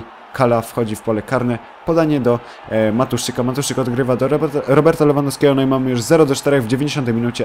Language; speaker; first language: Polish; native; Polish